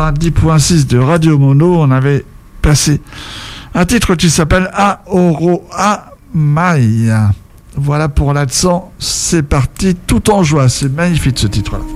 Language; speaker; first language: French; native; French